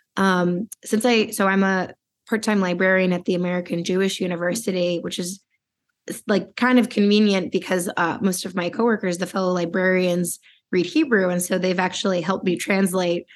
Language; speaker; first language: English; native; English